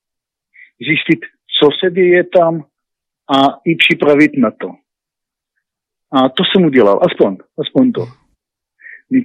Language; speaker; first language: Czech; non-native, learner; Hebrew